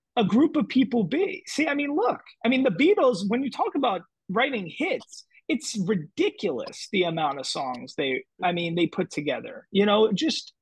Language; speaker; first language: English; native; English